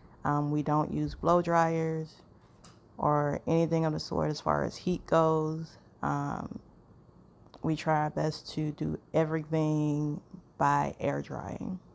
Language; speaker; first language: English; native; English